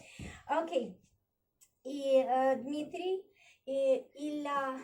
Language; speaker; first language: French; non-native, learner; Russian